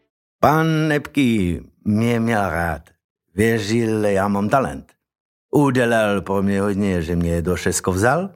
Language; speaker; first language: Czech; non-native, learner; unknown